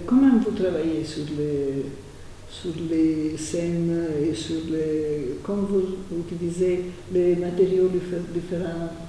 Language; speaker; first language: French; non-native, fluent; Italian